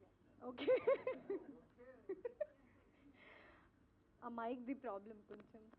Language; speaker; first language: Telugu; non-native, learner; Hindi